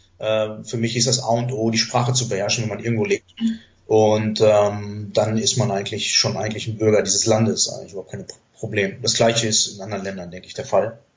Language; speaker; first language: German; native; German